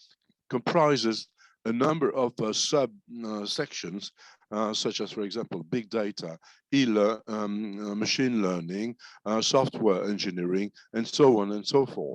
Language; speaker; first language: English; non-native, fluent; French